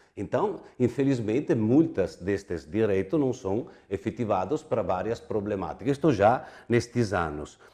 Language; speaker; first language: Portuguese; non-native, fluent; Italian